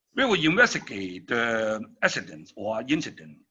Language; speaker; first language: English; non-native, learner; Chinese